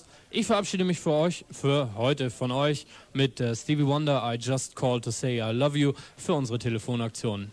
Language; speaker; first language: German; native; German